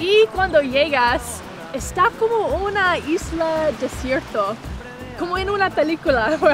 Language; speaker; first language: Spanish; non-native, fluent; English